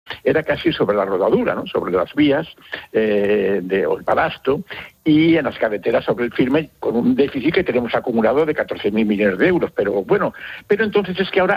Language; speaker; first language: Spanish; native; Spanish